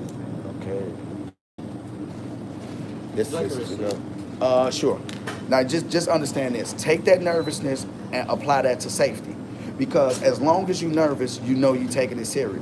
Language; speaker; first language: English; native; English